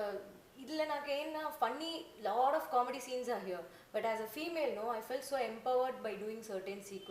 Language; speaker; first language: Telugu; non-native, learner; Tamil